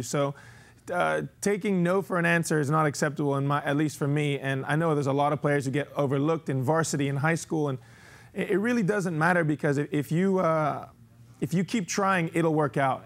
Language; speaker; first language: English; early bilingual, other home language; Spanish